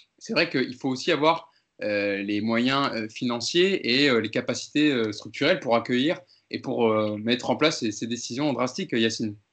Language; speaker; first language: French; native; French